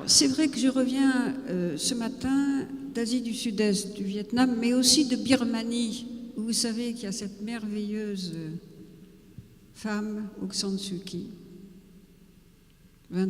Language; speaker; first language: French; native; French